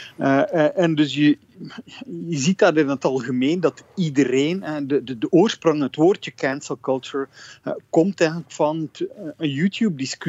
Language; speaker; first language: Dutch; native; Dutch